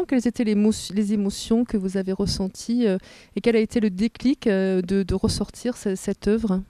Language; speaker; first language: French; native; French